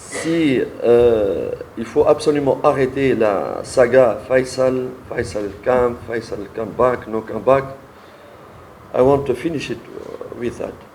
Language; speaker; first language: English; non-native, learner; French